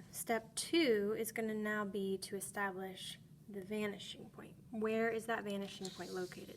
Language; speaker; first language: English; native; English